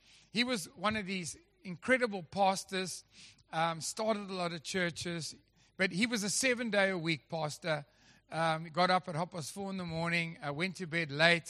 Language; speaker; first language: English; native; English